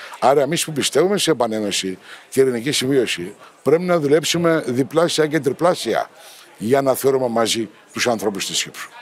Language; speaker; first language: Greek; non-native, local second language; Turkish